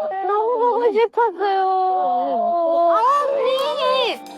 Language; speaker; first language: Korean; non-native, fluent; Chinese